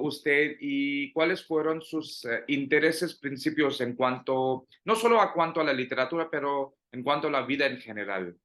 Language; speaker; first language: Spanish; non-native, fluent; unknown